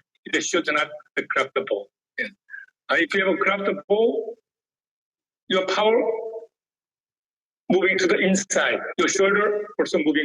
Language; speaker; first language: English; non-native, learner; Korean